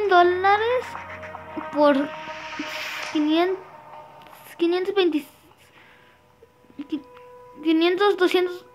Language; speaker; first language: Spanish; early bilingual, heritage; Spanish